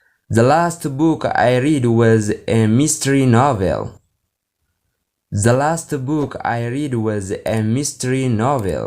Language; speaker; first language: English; non-native, local second language; Oromo